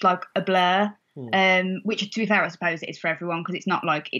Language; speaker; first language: English; native; English